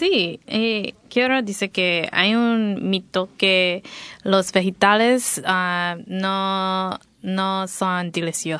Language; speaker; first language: Spanish; non-native, fluent; English